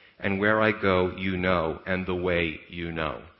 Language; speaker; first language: English; native; English